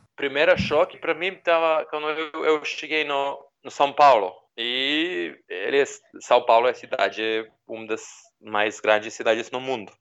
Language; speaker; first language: Portuguese; non-native, learner; Serbian